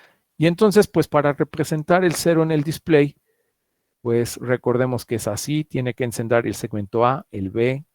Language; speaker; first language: Spanish; native; Spanish